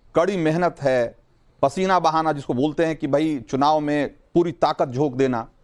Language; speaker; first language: Hindi; native; Hindi